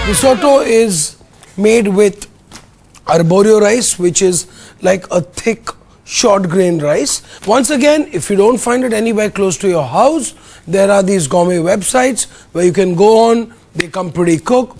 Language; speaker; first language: English; non-native, local second language; Hindi